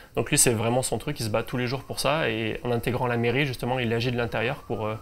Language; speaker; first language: French; native; French